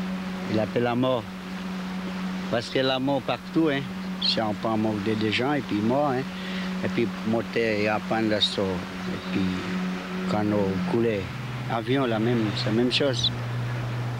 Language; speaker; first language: French; non-native, local second language; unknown